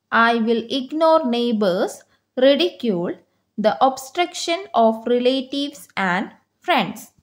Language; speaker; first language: English; non-native, local second language; Malayalam